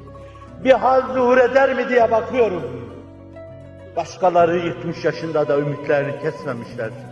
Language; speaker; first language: Turkish; native; Turkish